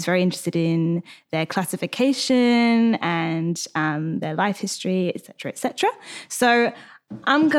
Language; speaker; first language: English; native; English